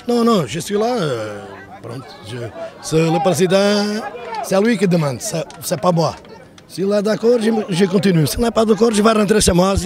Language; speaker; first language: French; non-native, learner; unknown